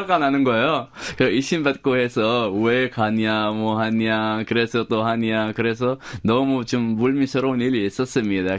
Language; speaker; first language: Korean; non-native, fluent; Arabic